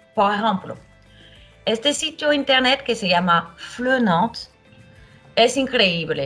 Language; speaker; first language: Spanish; non-native, fluent; French